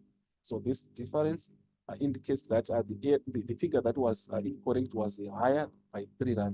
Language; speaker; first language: English; non-native, local second language; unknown